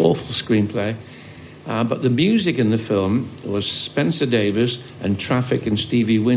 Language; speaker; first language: English; native; English